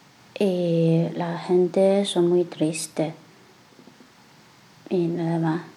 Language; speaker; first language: Spanish; non-native, learner; Chinese